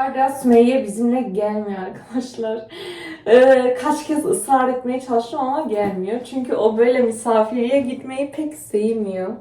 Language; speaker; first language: Turkish; early bilingual, heritage; Turkish